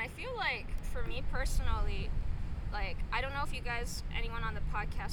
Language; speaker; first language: English; native; English